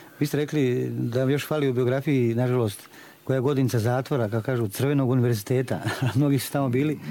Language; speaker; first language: Croatian; native; Croatian